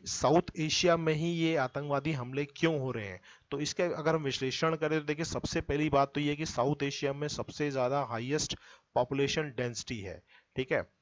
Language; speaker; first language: Hindi; native; Hindi